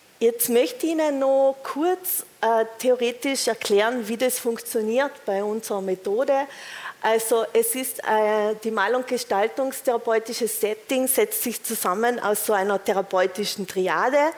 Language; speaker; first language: German; native; German